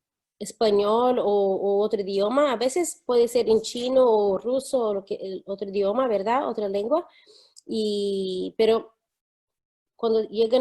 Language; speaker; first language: Spanish; non-native, fluent; English